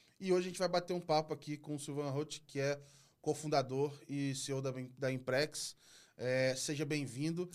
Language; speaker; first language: Portuguese; native; Portuguese